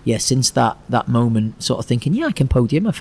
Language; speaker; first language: English; native; English